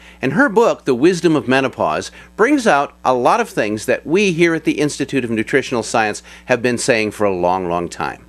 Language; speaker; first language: English; native; English